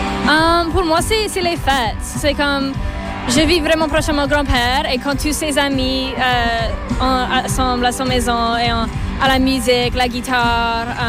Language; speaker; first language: French; non-native, local second language; English